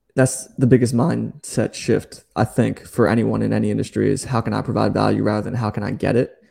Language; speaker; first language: English; native; English